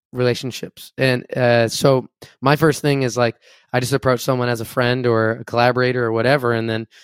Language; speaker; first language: English; native; English